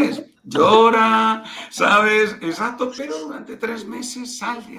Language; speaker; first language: Spanish; native; Spanish